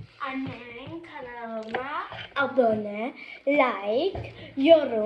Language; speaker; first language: Turkish; early bilingual, heritage; Turkish